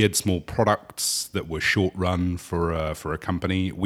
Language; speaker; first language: English; native; English